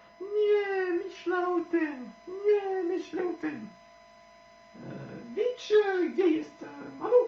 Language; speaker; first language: Polish; non-native, learner; French